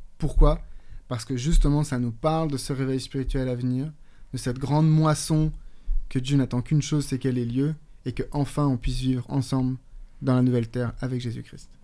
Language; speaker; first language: French; native; French